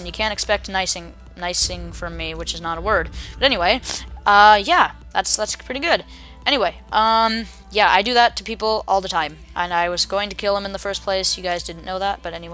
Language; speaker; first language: English; native; English